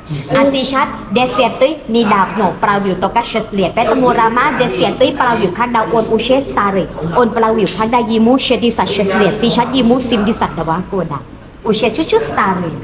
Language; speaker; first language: Russian; non-native, learner; Thai